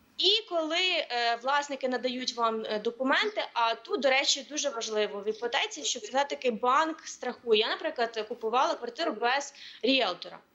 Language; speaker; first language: Ukrainian; native; Ukrainian